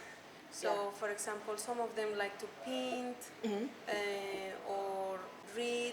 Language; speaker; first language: English; non-native, fluent; Spanish